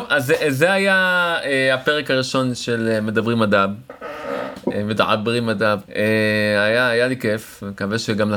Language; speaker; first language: Hebrew; native; Hebrew